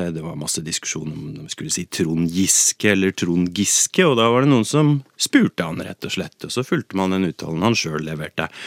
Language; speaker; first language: Norwegian; native; Norwegian